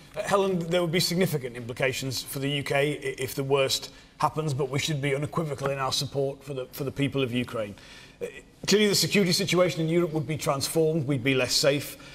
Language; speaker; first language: English; native; English